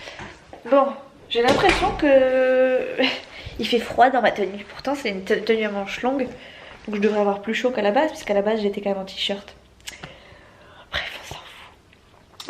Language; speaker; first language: French; native; French